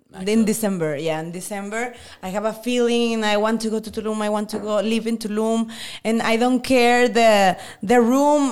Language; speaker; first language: English; non-native, learner; Spanish